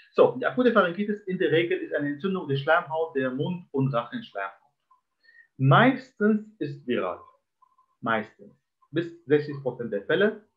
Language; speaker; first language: German; non-native, fluent; Arabic